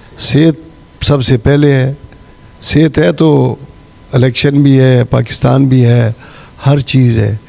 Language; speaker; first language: Urdu; non-native, local second language; Pashto